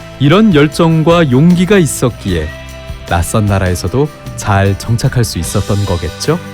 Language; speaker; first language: Korean; native; Korean